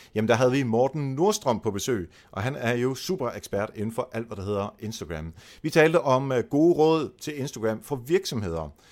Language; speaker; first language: Danish; non-native, fluent; Dutch